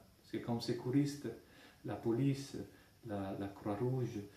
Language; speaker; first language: French; non-native, fluent; Italian